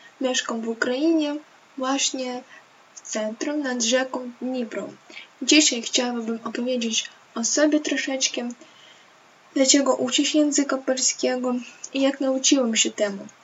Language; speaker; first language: Polish; non-native, learner; Ukrainian